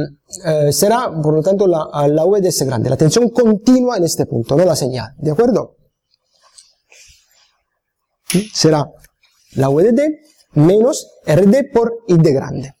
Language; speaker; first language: Spanish; non-native, fluent; Italian